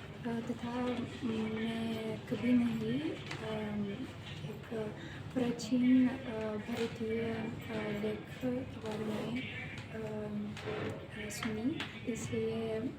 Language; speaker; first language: Hindi; non-native, learner; Russian